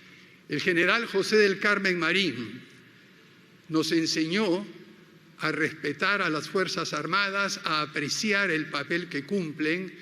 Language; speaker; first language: Spanish; native; Spanish